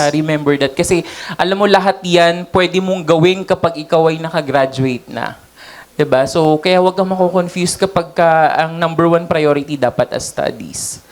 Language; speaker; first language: Filipino; native; Filipino